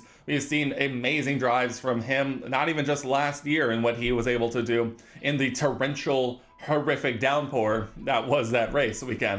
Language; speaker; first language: English; native; English